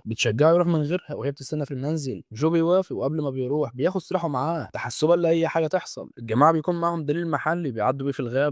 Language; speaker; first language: Arabic; native; Arabic